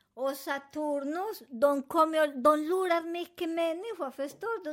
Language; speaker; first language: Swedish; non-native, learner; Spanish